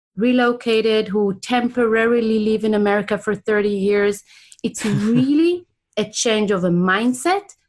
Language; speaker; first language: English; non-native, fluent; Hebrew